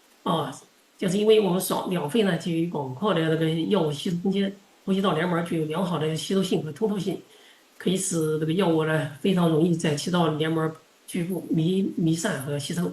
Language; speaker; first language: Chinese; non-native, local second language; Indonesian